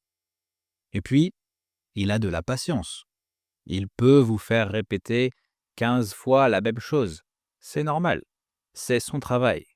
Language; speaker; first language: French; native; French